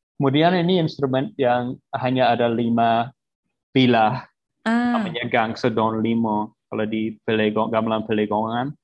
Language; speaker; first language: Indonesian; non-native, fluent; English